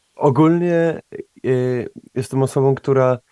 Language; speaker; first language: Polish; native; Polish